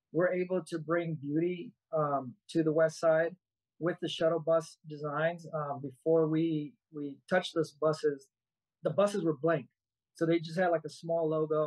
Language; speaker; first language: English; native; English